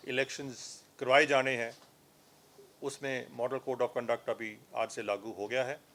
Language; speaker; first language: Hindi; non-native, local second language; Punjabi